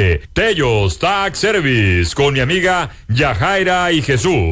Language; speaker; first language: Spanish; native; Spanish